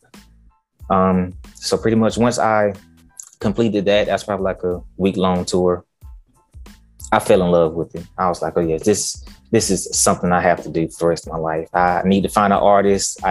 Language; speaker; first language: English; native; English